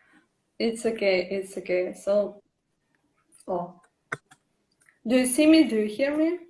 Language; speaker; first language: English; non-native, learner; Russian